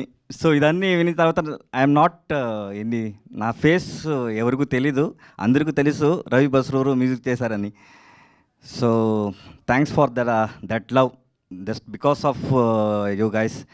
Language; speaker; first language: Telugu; non-native, learner; Kannada